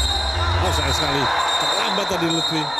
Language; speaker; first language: Indonesian; native; Indonesian